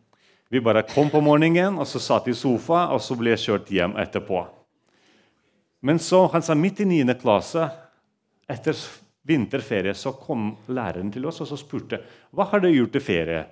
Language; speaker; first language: Norwegian; non-native, fluent; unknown